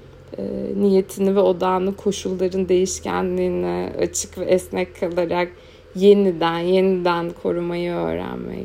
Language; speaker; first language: Turkish; native; Turkish